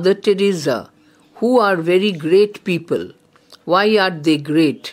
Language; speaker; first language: English; non-native, local second language; Bangla